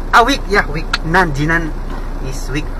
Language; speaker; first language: English; non-native, learner; Filipino